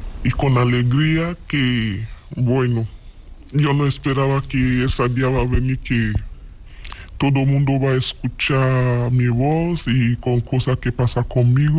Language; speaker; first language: Spanish; non-native, learner; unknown